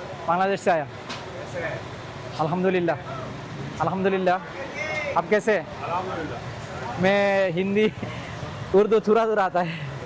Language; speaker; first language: Hindi; non-native, learner; Bangla